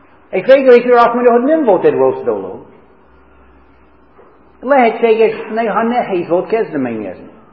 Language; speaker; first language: Hungarian; non-native, fluent; English